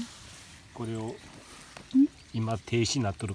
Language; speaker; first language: Japanese; native; Japanese